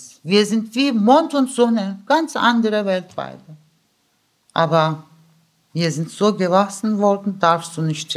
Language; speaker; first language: German; early bilingual, other home language; Turkish